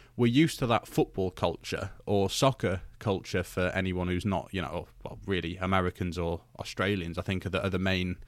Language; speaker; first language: English; native; English